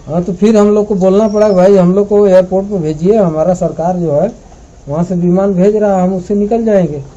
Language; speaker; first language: Hindi; native; Hindi